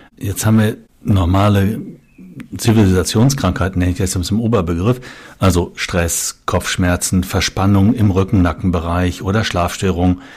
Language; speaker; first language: German; native; German